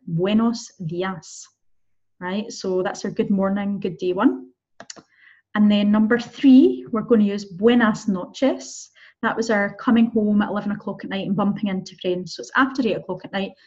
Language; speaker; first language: English; native; English